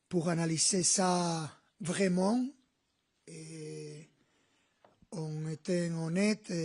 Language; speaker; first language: French; non-native, fluent; Spanish